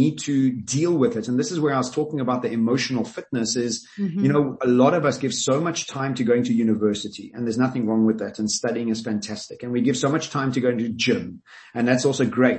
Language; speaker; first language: English; native; English